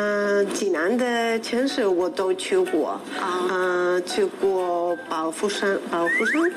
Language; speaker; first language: Chinese; non-native, learner; Spanish